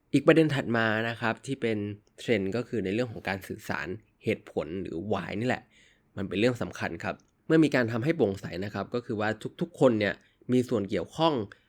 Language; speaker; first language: Thai; native; Thai